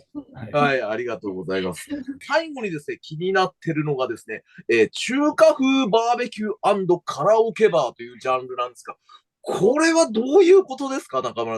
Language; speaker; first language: Japanese; native; Japanese